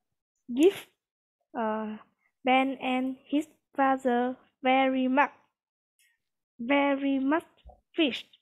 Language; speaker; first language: English; non-native, learner; Vietnamese